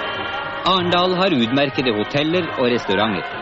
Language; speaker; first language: Norwegian; native; Norwegian